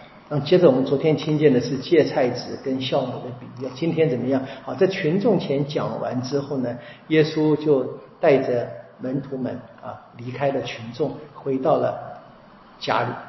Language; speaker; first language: Chinese; native; Chinese